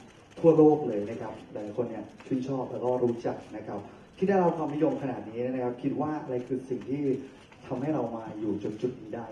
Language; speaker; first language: Thai; native; Thai